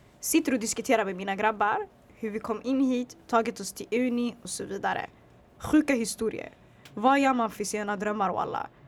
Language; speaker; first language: Swedish; early bilingual, other home language; Tigrinya